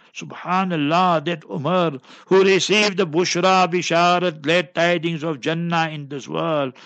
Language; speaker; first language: English; native; English